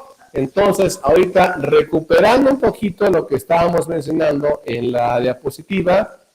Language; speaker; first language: Spanish; native; Spanish